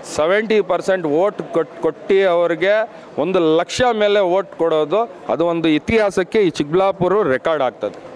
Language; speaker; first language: Kannada; non-native, local second language; Urdu